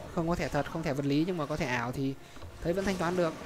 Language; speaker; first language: Vietnamese; native; Vietnamese